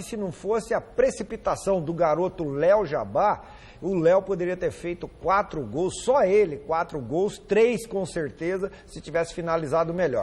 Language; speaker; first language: Portuguese; native; Portuguese